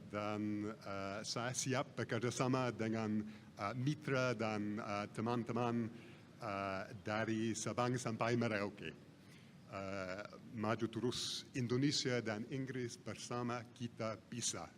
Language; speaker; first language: Indonesian; non-native, fluent; English